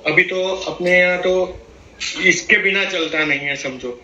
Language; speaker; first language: Hindi; non-native, local second language; Gujarati